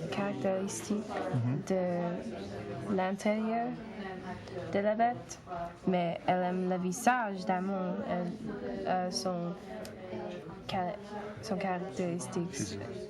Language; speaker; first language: French; non-native, learner; English